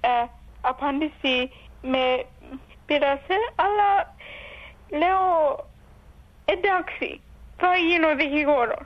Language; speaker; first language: Greek; early bilingual, heritage; English